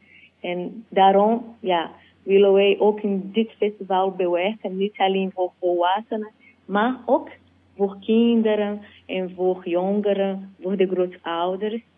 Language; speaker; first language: Dutch; non-native, learner; Portuguese